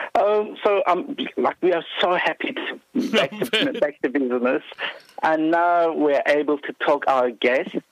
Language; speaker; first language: English; non-native, fluent; Turkish